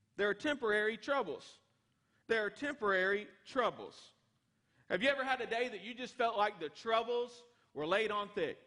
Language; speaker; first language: English; native; English